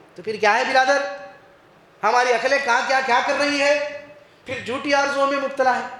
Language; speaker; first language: Urdu; native; Urdu